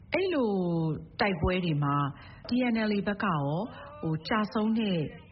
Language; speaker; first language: Burmese; native; Burmese